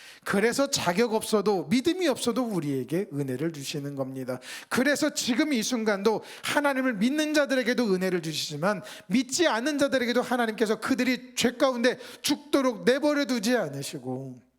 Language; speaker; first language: Korean; native; Korean